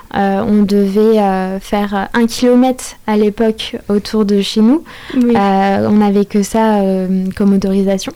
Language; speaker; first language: French; native; French